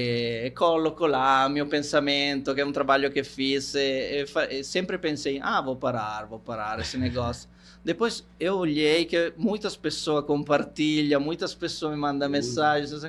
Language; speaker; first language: Portuguese; non-native, fluent; Italian